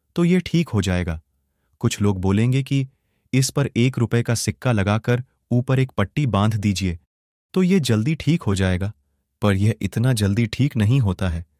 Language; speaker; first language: Hindi; non-native, local second language; Gujarati